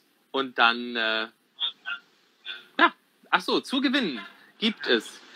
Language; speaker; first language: German; native; German